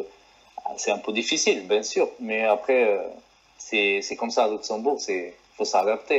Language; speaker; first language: French; non-native, fluent; Portuguese